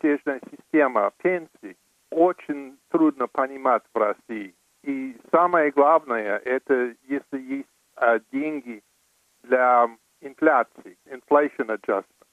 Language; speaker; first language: Russian; non-native, fluent; English